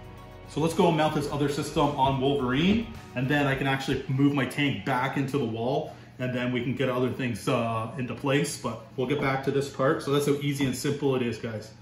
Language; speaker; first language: English; native; English